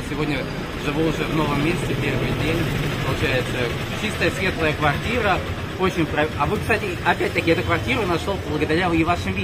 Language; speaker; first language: Russian; native; Russian